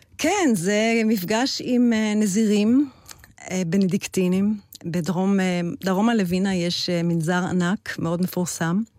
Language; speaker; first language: Hebrew; early bilingual, heritage; Hebrew